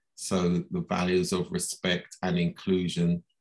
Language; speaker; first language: English; native; English